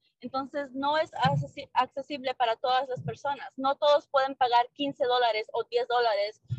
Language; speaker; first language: Spanish; early bilingual, heritage; Spanish